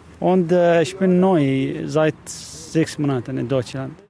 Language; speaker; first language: German; non-native, learner; Arabic